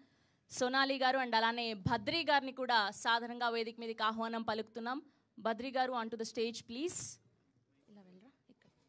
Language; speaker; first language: Telugu; native; Telugu